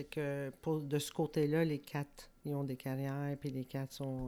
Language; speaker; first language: French; native; French